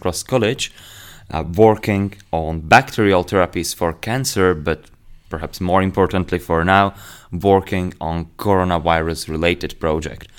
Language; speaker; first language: English; non-native, fluent; Slovak